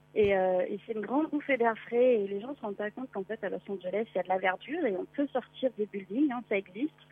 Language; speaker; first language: French; native; French